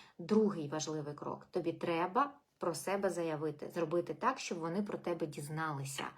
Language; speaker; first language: Ukrainian; non-native, local second language; Russian